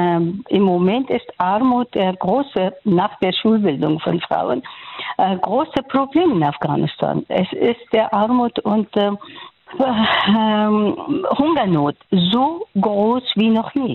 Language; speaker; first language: German; non-native, fluent; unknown